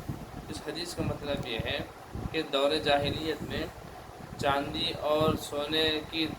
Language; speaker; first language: Urdu; native; Urdu